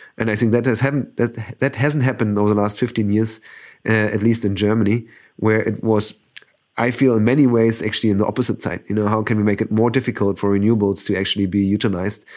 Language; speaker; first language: English; non-native, fluent; German